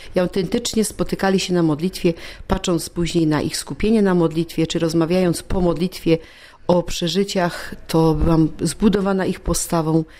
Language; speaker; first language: Polish; native; Polish